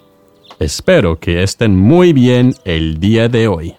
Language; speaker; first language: Spanish; non-native, fluent; English